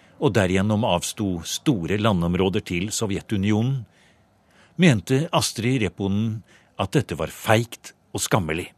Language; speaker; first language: Norwegian; native; Norwegian